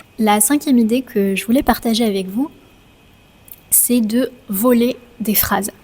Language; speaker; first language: French; native; French